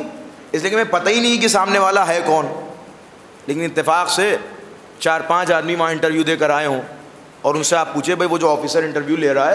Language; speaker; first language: Urdu; native; Urdu